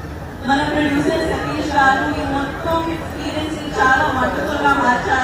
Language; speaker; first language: Telugu; non-native, learner; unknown